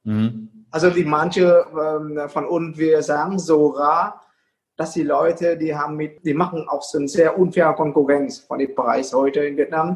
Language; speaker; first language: German; non-native, fluent; Vietnamese